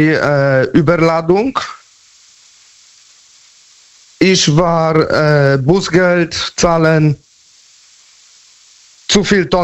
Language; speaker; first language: German; non-native, learner; Polish